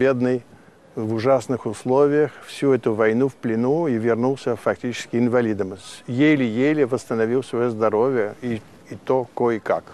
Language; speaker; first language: Russian; early bilingual, heritage; Russian